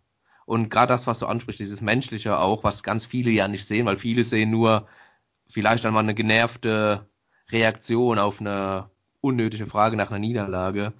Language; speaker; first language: German; native; German